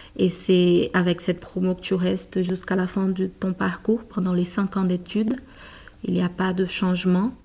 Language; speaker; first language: French; non-native, fluent; Portuguese